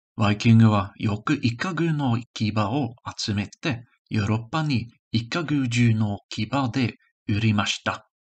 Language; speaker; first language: Japanese; non-native, learner; English